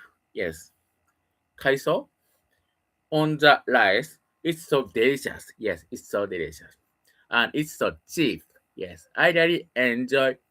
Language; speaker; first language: English; non-native, learner; Japanese